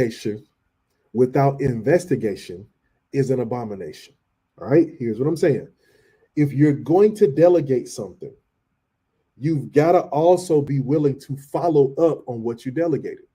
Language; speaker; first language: English; native; English